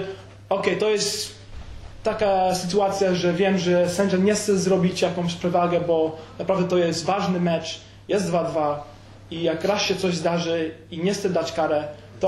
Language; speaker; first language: Polish; early bilingual, heritage; Polish